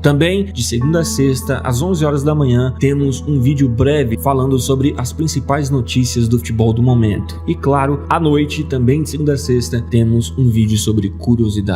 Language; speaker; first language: Portuguese; native; Portuguese